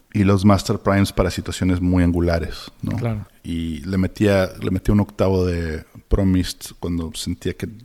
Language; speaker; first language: Spanish; native; Spanish